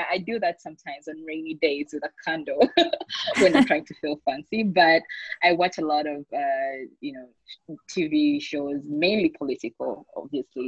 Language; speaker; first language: English; non-native, local second language; Ganda